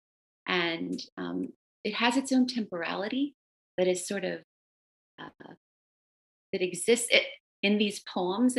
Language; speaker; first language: English; early bilingual, other home language; Romanian